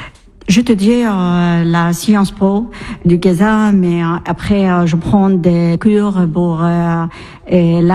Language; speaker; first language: French; non-native, learner; Arabic